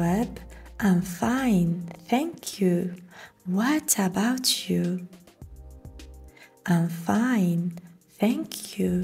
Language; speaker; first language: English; non-native, fluent; Arabic